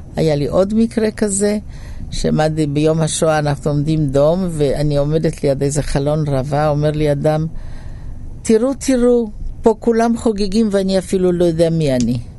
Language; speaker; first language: Hebrew; early bilingual, other home language; Polish